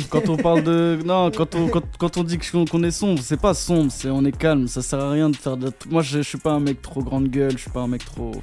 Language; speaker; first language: French; native; French